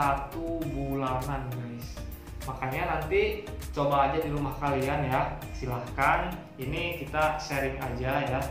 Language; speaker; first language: Indonesian; native; Indonesian